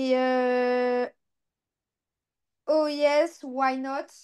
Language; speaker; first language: English; non-native, learner; French